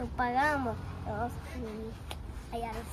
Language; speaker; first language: Spanish; early bilingual, heritage; Spanish